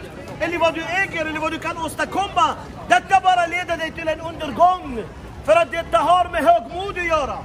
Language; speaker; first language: Swedish; non-native, fluent; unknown